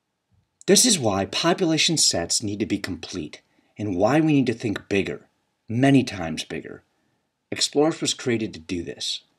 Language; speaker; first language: English; native; English